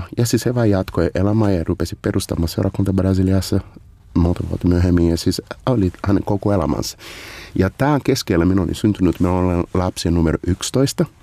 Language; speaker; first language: Finnish; non-native, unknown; Portuguese